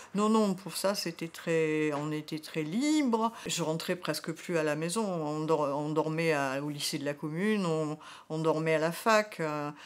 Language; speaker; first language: French; native; French